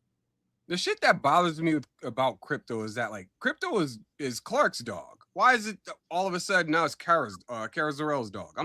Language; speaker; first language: English; native; English